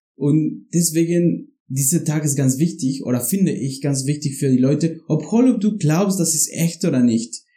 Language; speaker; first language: German; non-native, learner; Spanish